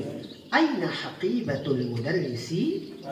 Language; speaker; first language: Arabic; non-native, fluent; Indonesian